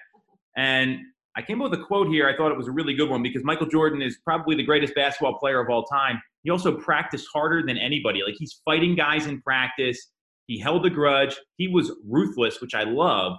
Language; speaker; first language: English; native; English